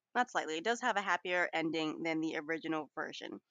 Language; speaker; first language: English; native; English